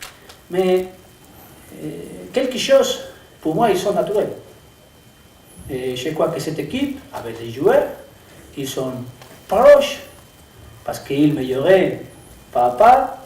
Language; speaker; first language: French; non-native, learner; Spanish